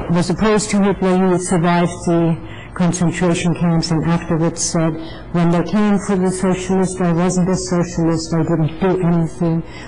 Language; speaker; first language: English; non-native, fluent; German